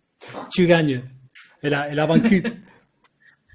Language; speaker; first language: French; non-native, fluent; Spanish